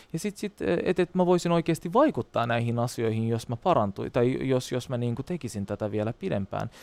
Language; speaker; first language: Finnish; non-native, fluent; Turkish